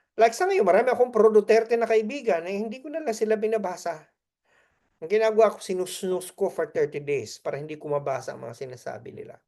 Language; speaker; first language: Filipino; native; Filipino